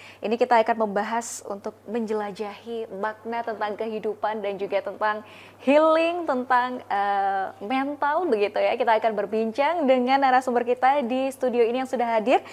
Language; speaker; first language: Indonesian; native; Indonesian